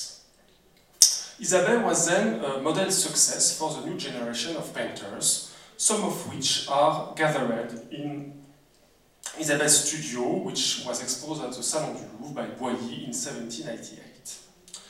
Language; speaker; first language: English; non-native, fluent; French